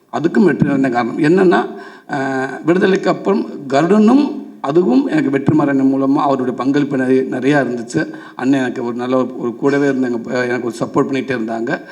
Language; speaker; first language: Tamil; native; Tamil